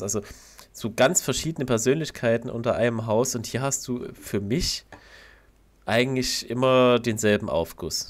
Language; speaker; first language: German; native; German